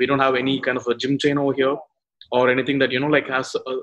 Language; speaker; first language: English; non-native, local second language; Tamil